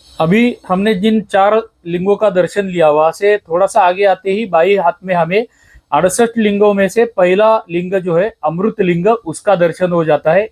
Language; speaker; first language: Hindi; non-native, local second language; Marathi